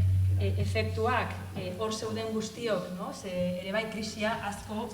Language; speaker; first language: Basque; non-native, local second language; Spanish